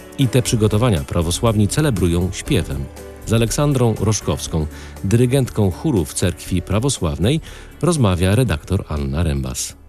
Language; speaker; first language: Polish; native; Polish